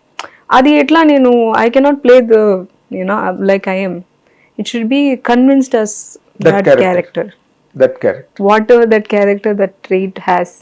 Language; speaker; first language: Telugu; non-native, learner; Tamil